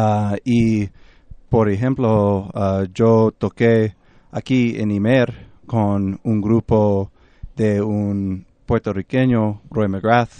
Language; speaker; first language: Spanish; non-native, learner; English